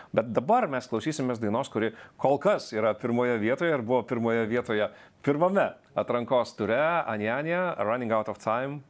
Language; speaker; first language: Lithuanian; native; Lithuanian